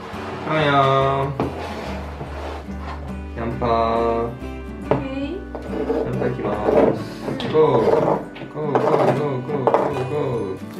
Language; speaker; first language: Korean; non-native, fluent; Japanese